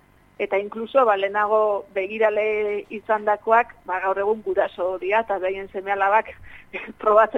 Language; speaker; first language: Basque; native; Basque